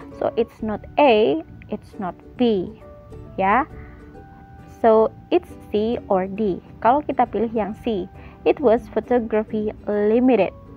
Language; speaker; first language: English; non-native, fluent; Indonesian